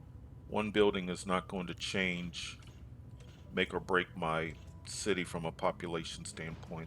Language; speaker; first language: English; native; English